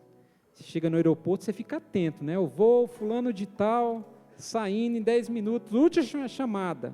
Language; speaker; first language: Portuguese; native; Portuguese